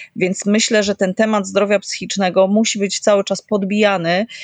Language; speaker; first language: Polish; native; Polish